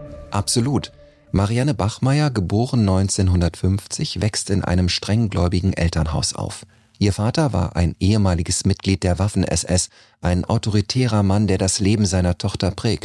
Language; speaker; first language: German; native; German